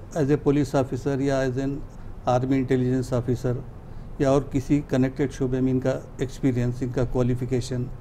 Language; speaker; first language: Hindi; non-native, local second language; Urdu